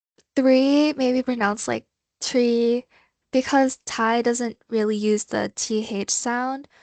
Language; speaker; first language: English; non-native, fluent; Thai